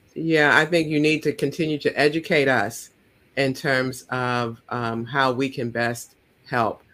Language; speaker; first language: English; native; English